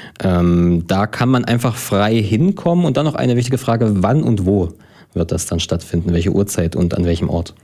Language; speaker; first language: German; native; German